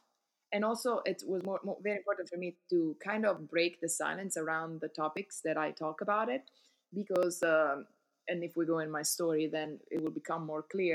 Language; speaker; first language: English; non-native, fluent; Italian